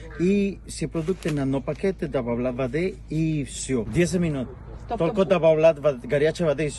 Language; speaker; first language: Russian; non-native, learner; Spanish